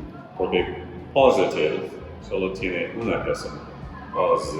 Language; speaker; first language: Spanish; non-native, fluent; English